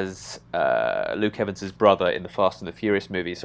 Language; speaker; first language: English; native; English